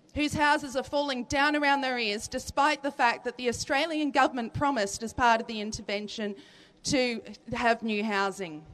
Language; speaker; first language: English; native; English